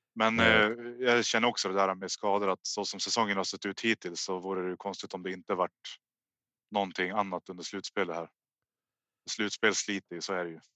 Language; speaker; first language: Swedish; native; Swedish